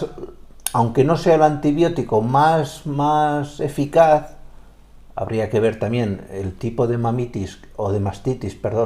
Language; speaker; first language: Spanish; native; Spanish